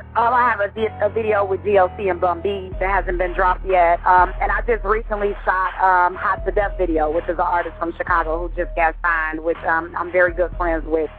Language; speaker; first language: English; native; English